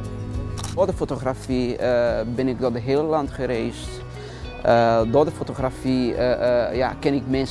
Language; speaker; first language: Dutch; non-native, learner; Portuguese